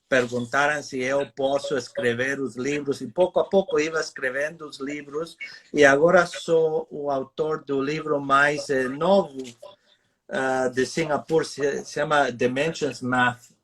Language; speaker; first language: Portuguese; non-native, fluent; English